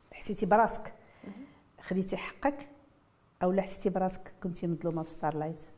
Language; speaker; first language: Arabic; native; Arabic